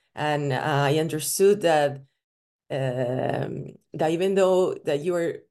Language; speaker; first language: English; non-native, fluent; Spanish